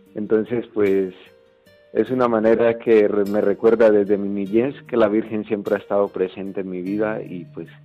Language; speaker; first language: Spanish; native; Spanish